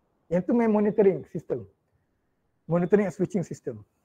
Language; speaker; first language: English; non-native, local second language; Malay